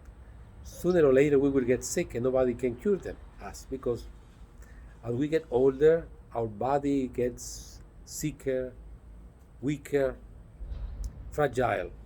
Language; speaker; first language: English; non-native, fluent; Spanish